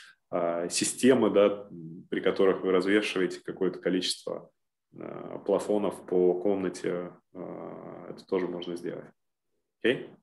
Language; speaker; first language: Russian; native; Russian